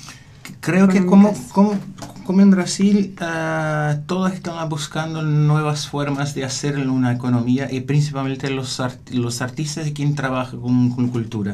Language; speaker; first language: Spanish; non-native, learner; Portuguese